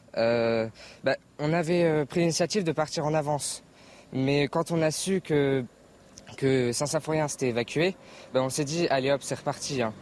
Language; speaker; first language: French; native; French